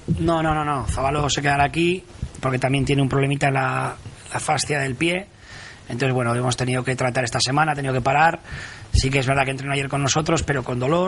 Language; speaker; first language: Spanish; native; Spanish